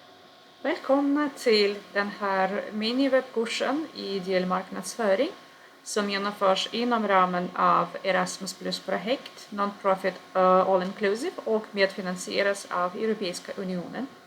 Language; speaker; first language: Swedish; non-native, fluent; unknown